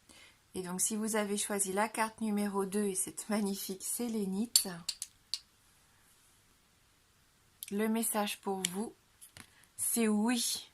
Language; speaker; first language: French; native; French